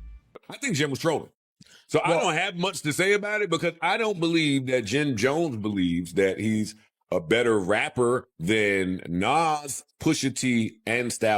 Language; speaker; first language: English; native; English